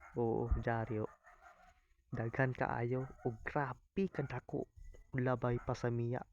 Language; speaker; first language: Cebuano; native; Cebuano